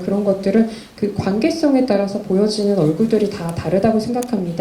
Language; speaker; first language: Korean; native; Korean